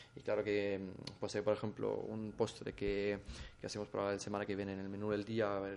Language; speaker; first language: Spanish; non-native, fluent; German